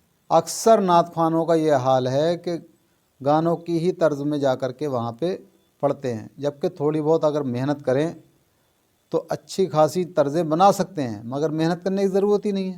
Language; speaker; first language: Urdu; native; Urdu